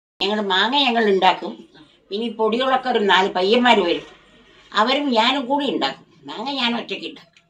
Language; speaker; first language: Malayalam; non-native, local second language; Tamil